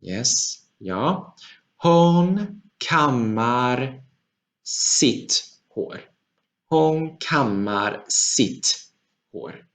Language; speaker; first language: Swedish; non-native, fluent; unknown